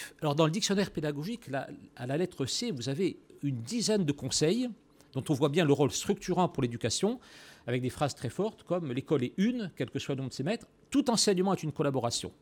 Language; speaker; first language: French; native; French